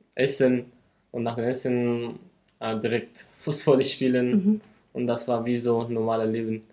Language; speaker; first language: German; non-native, learner; Persian